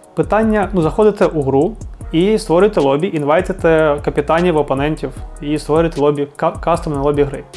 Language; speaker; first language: Ukrainian; non-native, local second language; Russian